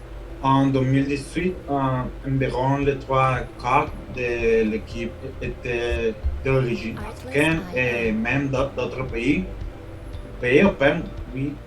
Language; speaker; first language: French; non-native, fluent; Spanish